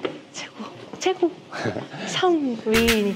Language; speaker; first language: Korean; non-native, learner; Japanese